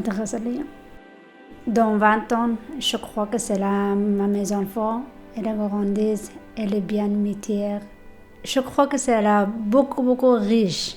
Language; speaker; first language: French; non-native, learner; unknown